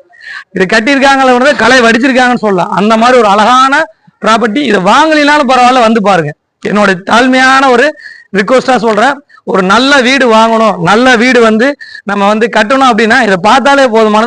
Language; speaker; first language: Tamil; native; Tamil